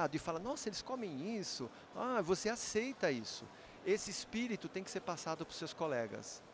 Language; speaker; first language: Portuguese; native; Portuguese